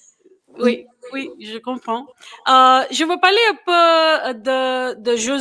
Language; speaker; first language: French; non-native, fluent; English